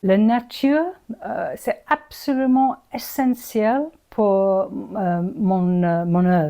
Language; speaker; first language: French; non-native, learner; English